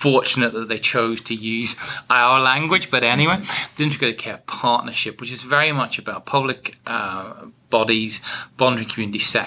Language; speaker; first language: English; native; English